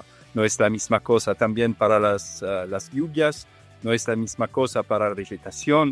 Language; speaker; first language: Spanish; non-native, learner; Italian